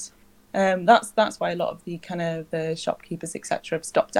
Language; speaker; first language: English; native; English